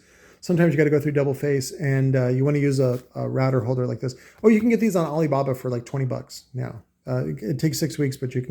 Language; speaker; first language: English; native; English